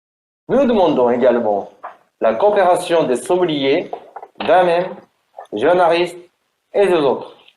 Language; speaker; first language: French; non-native, learner; Japanese